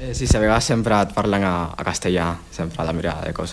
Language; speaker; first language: Catalan; non-native, fluent; Spanish